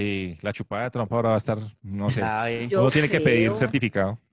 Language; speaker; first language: Spanish; native; Spanish